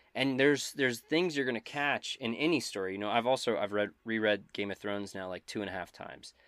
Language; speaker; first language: English; native; English